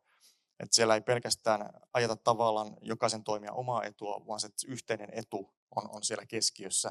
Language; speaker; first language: Finnish; native; Finnish